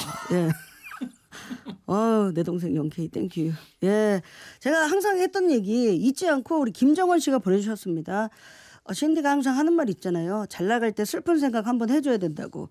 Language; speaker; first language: Korean; native; Korean